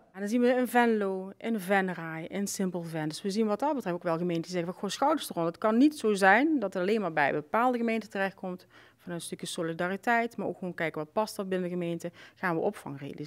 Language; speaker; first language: Dutch; native; Dutch